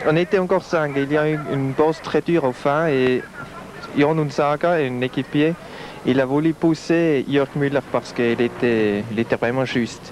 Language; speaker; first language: French; non-native, fluent; Swiss German